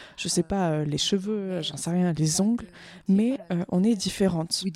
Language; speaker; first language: French; non-native, fluent; Ukrainian